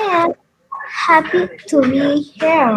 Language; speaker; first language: English; non-native, learner; Spanish